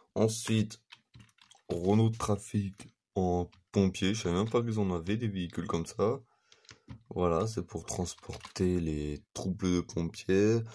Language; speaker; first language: French; native; French